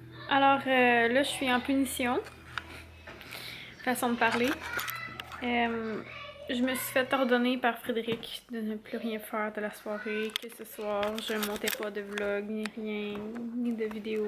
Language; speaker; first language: French; native; French